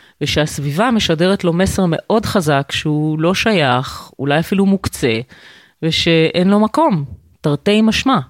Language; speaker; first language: Hebrew; native; Hebrew